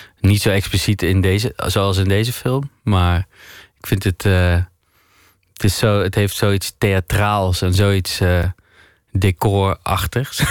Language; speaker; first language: Dutch; native; Dutch